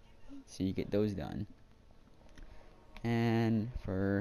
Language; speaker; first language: English; native; English